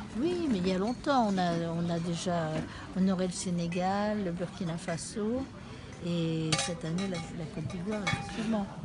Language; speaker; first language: French; non-native, fluent; Spanish